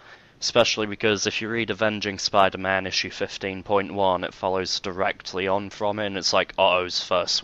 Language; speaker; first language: English; native; English